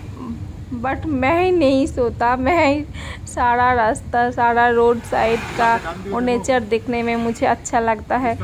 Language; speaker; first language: Hindi; non-native, local second language; Bangla